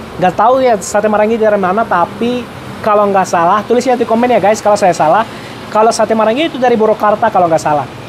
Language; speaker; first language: Indonesian; non-native, fluent; Arabic